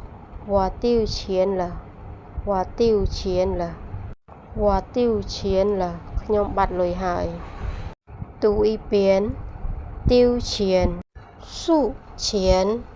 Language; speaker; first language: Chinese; non-native, fluent; Khmer